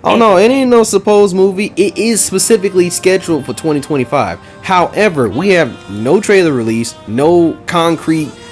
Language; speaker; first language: English; native; English